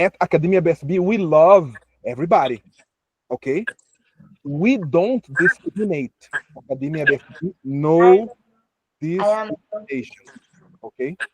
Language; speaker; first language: English; non-native, fluent; Portuguese